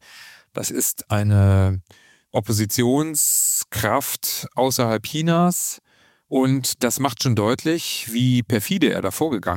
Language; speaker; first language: German; native; German